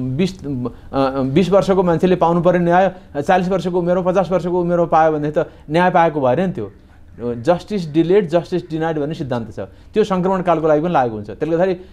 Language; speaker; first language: Nepali; native; Nepali